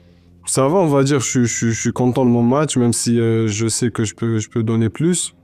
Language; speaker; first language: French; non-native, local second language; Arabic